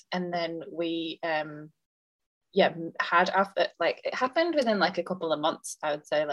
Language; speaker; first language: English; native; English